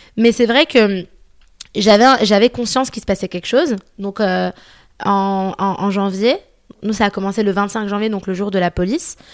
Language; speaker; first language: French; early bilingual, other home language; Arabic